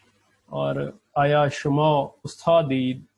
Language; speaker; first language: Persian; non-native, fluent; Urdu